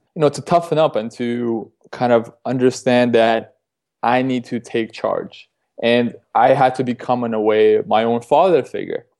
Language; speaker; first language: English; early bilingual, other home language; Russian